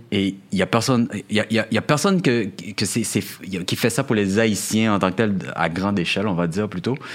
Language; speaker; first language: French; native; French